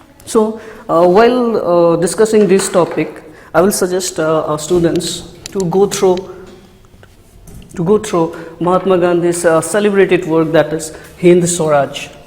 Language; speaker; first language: English; non-native, local second language; Assamese